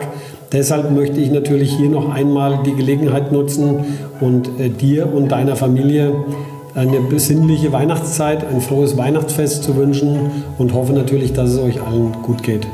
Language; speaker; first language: German; native; German